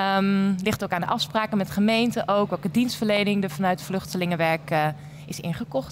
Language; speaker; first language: Dutch; native; Dutch